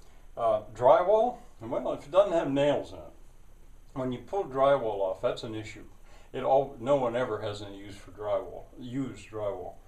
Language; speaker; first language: English; native; English